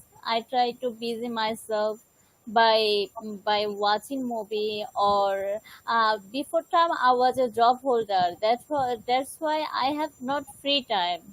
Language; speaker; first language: English; non-native, learner; Bangla